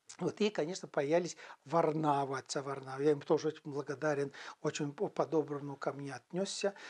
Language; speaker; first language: Russian; non-native, local second language; Chuvash